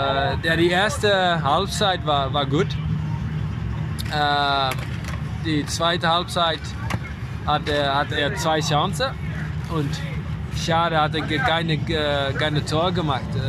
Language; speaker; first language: German; non-native, learner; Dutch